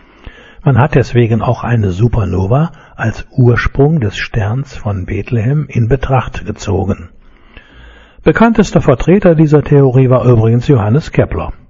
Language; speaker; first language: German; native; German